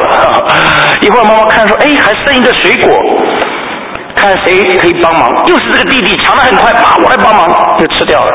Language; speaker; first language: Chinese; native; Chinese